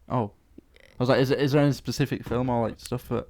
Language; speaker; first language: English; native; English